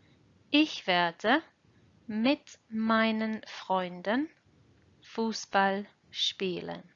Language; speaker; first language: German; non-native, fluent; English